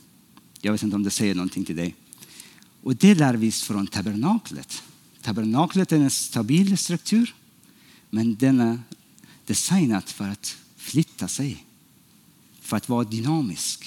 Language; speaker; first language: Swedish; non-native, fluent; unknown